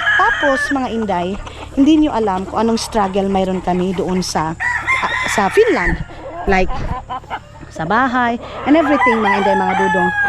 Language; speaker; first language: Filipino; non-native, local second language; Cebuano